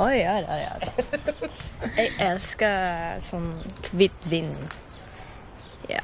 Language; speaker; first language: Norwegian; non-native, learner; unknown